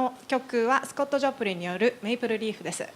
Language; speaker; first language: Japanese; native; Japanese